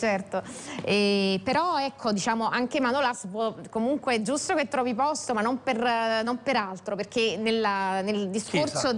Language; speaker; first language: Italian; native; Italian